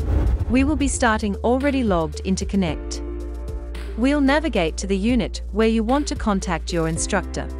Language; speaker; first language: English; native; English